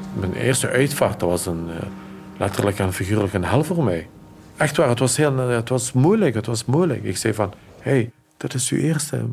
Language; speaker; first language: Dutch; early bilingual, other home language; Turkish